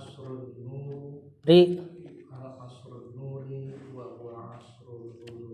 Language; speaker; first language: Arabic; non-native, learner; Indonesian